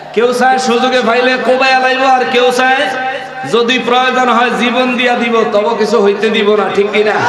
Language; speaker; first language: Bangla; native; Bangla